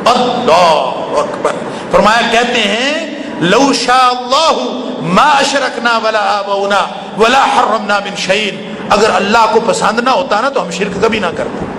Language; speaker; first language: Urdu; non-native, local second language; Punjabi